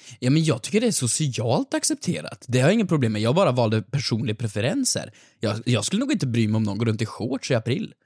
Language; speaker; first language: Swedish; native; Swedish